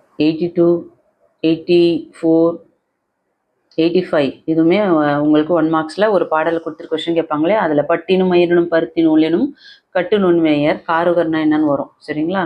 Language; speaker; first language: Tamil; native; Tamil